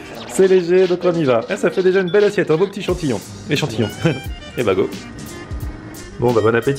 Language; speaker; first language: French; native; French